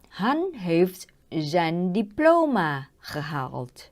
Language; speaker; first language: Dutch; non-native, learner; Thai